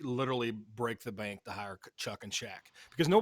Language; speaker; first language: English; native; English